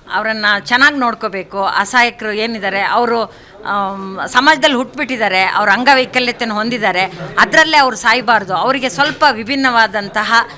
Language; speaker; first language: Kannada; non-native, local second language; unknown